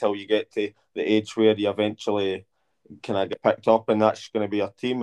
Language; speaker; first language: English; native; English